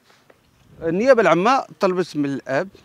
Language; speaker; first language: Arabic; native; Arabic